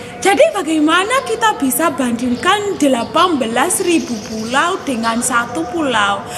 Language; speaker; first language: Indonesian; non-native, fluent; Shona